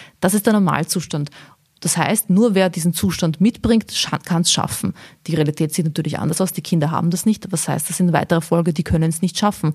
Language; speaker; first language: German; early bilingual, other home language; Bosnian